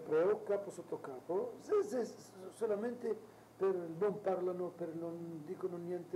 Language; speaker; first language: Italian; non-native, local second language; Arabic